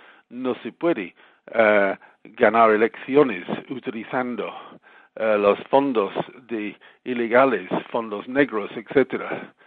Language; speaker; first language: Spanish; non-native, fluent; English